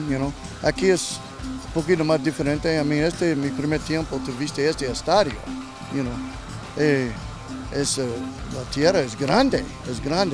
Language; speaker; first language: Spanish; non-native, learner; English